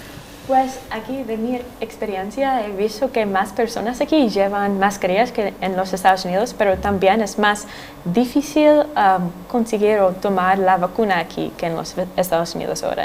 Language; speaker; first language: Spanish; non-native, fluent; English